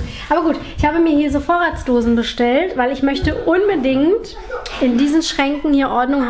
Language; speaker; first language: German; native; German